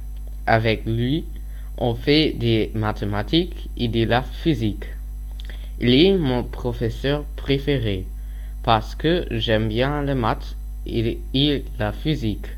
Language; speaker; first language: French; non-native, learner; German